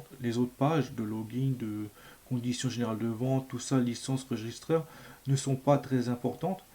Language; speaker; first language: French; native; French